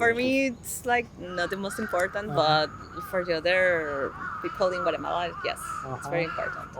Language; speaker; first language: English; non-native, fluent; Spanish